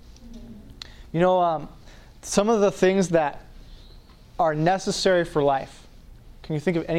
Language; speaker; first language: English; native; English